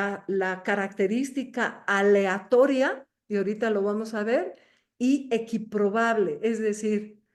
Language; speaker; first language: Spanish; native; Spanish